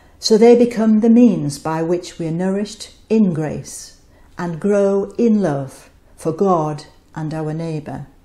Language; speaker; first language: English; native; English